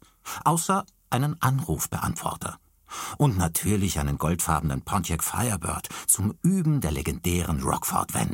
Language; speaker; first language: German; native; German